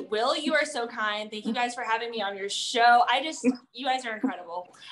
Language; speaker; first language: English; native; English